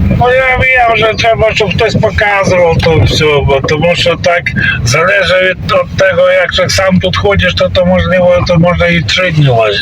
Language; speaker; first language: Polish; non-native, learner; Ukrainian